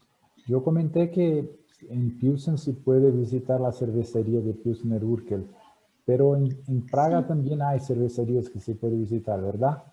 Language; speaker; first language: Spanish; non-native, fluent; Portuguese